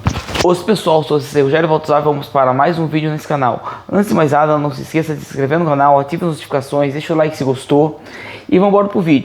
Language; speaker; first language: Portuguese; native; Portuguese